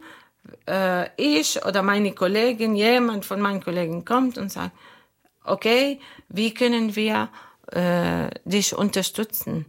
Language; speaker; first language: German; non-native, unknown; Arabic